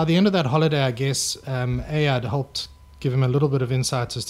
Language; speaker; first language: English; native; English